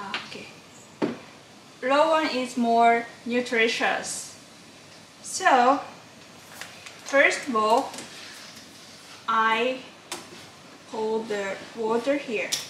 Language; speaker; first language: English; non-native, learner; Japanese